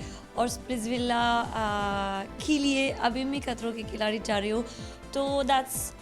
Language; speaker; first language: Hindi; non-native, learner; Arabic